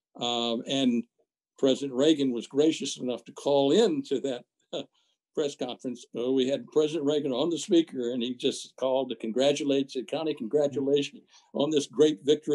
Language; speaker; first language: English; native; English